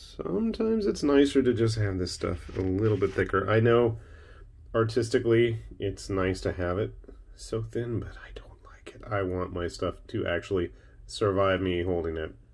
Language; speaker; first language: English; native; English